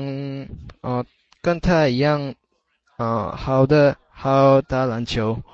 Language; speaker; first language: Chinese; non-native, learner; English